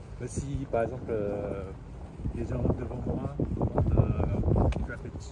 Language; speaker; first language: French; non-native, learner; Japanese